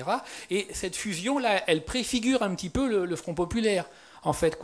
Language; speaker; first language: French; native; French